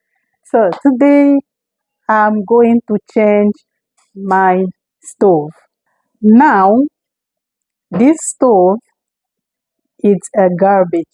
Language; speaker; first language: English; non-native, fluent; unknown